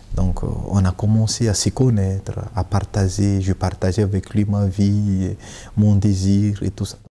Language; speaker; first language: French; non-native, local second language; Malagasy